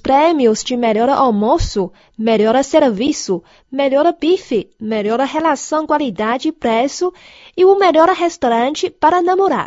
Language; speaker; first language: Portuguese; non-native, fluent; Chinese